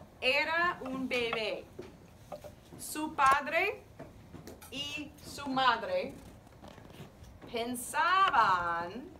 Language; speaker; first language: Spanish; non-native, fluent; English